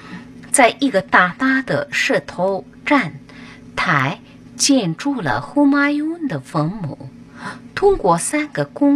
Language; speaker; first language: Chinese; non-native, fluent; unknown